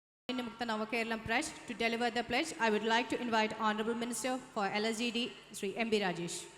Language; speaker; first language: English; non-native, local second language; Malayalam